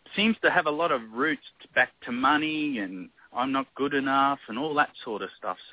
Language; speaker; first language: English; native; English